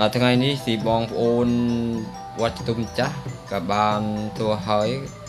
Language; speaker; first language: Khmer; non-native, local second language; Vietnamese